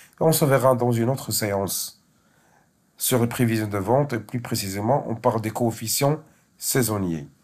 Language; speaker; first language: French; non-native, local second language; Arabic